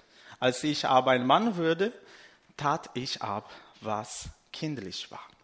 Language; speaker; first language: German; non-native, fluent; Portuguese